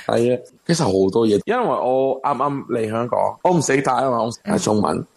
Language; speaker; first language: Cantonese; non-native, learner; Spanish